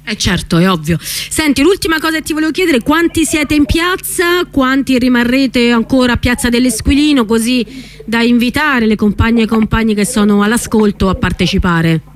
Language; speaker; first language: Italian; native; Italian